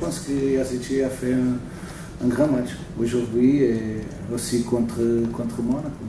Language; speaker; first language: French; non-native, learner; Portuguese